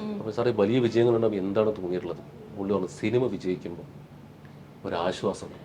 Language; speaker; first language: Malayalam; native; Malayalam